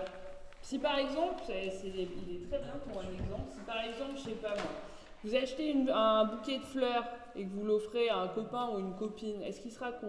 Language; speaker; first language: French; native; French